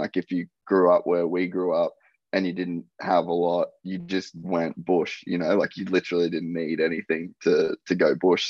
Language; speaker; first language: English; native; English